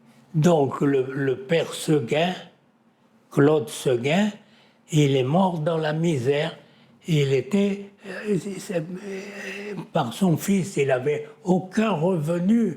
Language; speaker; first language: French; native; French